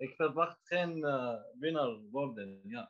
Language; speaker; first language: Dutch; non-native, learner; Arabic